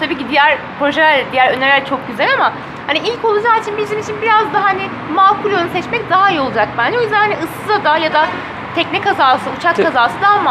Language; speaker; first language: Turkish; native; Turkish